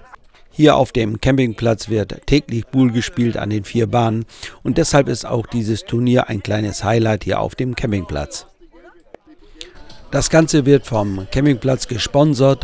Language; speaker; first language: German; native; German